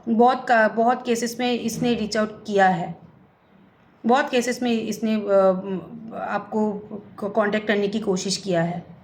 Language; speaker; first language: Hindi; non-native, local second language; Bangla